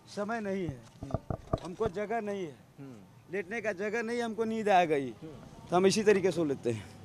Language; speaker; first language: Hindi; native; Hindi